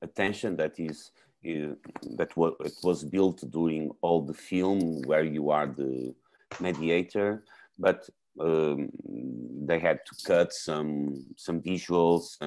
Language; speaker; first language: English; non-native, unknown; Portuguese